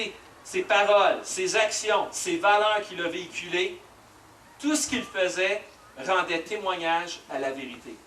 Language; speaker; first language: French; native; French